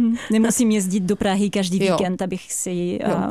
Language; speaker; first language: Czech; non-native, fluent; French